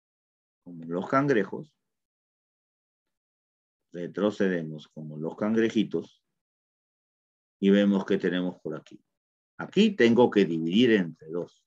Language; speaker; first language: Spanish; native; Spanish